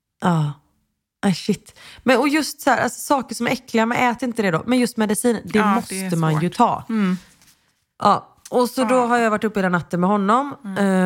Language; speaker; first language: Swedish; native; Swedish